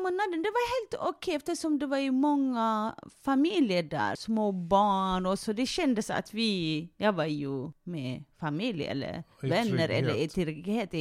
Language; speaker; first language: Swedish; non-native, fluent; Tigrinya